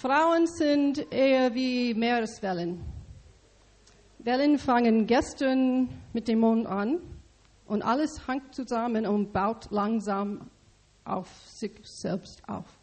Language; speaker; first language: German; non-native, learner; English